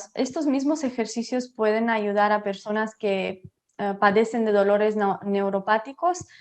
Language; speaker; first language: Spanish; non-native, fluent; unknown